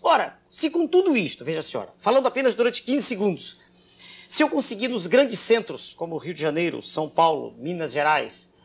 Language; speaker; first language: Portuguese; native; Portuguese